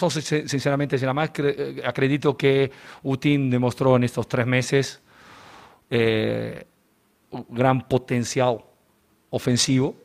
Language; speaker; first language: Portuguese; non-native, learner; Spanish